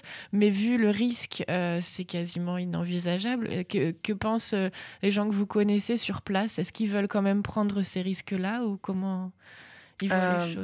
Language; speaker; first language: French; native; French